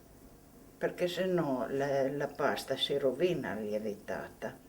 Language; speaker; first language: Italian; non-native, local second language; Slovenian